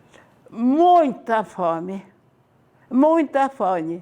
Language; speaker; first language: Portuguese; non-native, fluent; Ukrainian